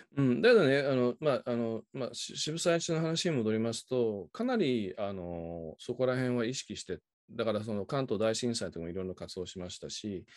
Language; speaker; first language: Japanese; native; Japanese